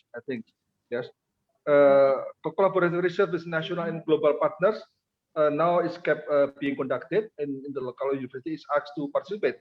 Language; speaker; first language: English; non-native, fluent; Indonesian